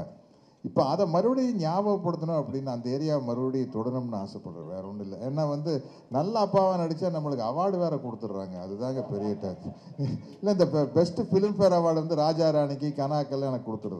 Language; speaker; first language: Tamil; native; Tamil